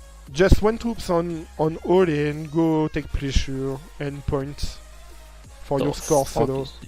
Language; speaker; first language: English; non-native, learner; French